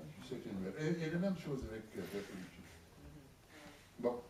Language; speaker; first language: French; non-native, learner; English